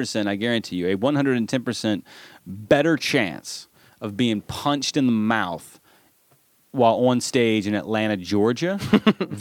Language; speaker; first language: English; native; English